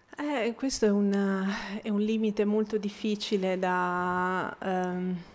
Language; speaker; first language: Italian; non-native, fluent; Bosnian